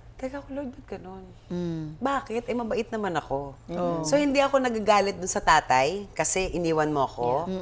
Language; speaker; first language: Filipino; native; Filipino